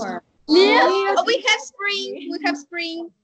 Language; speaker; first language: English; non-native, learner; Russian